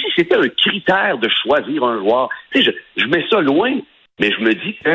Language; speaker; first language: French; native; French